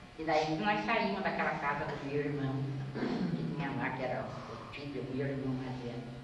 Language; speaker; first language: Portuguese; native; Portuguese